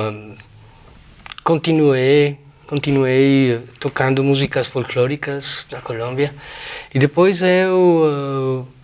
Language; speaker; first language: Portuguese; non-native, fluent; Spanish